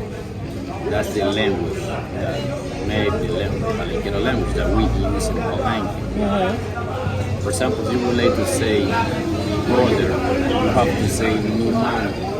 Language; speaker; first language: English; non-native, fluent; Spanish